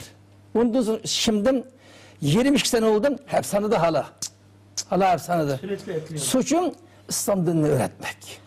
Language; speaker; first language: Turkish; non-native, learner; Uyghur